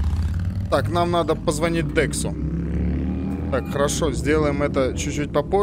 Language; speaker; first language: Russian; native; Russian